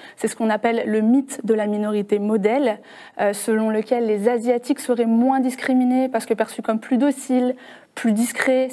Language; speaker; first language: French; native; French